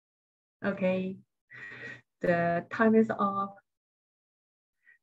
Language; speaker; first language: English; non-native, learner; Chinese